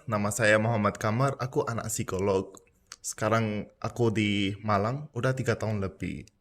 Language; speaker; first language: Indonesian; non-native, fluent; Punjabi